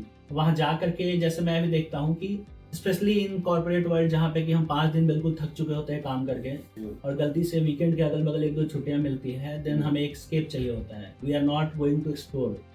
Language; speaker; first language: Hindi; native; Hindi